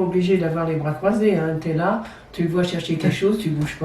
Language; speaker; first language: French; native; French